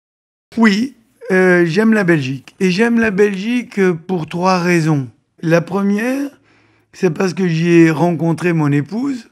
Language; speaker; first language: French; native; French